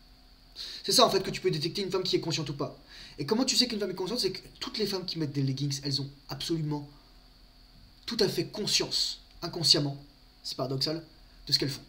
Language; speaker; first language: French; native; French